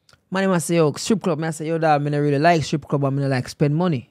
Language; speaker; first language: English; native; English